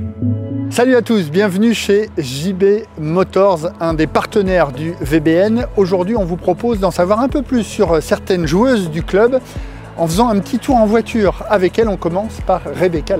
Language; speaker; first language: French; native; French